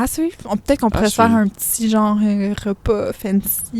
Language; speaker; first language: French; native; French